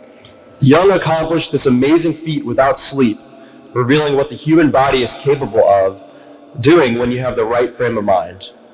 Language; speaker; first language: English; native; English